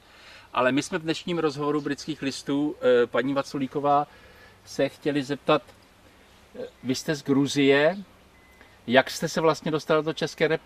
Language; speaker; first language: Czech; native; Czech